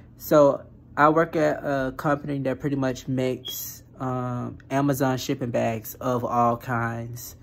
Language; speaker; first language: English; native; English